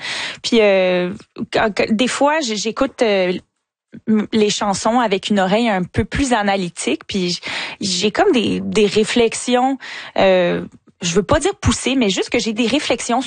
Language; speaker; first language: French; native; French